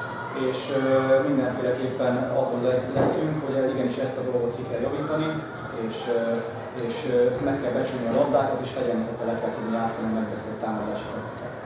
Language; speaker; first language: Hungarian; native; Hungarian